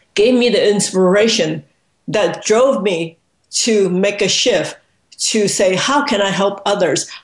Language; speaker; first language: English; non-native, local second language; Cantonese